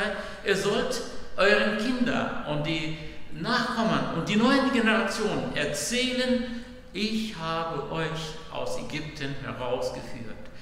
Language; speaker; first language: German; non-native, fluent; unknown